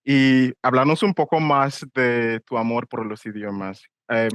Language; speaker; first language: Spanish; non-native, fluent; English